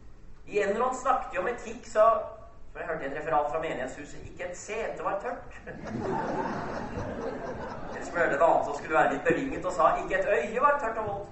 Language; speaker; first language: Norwegian; native; Norwegian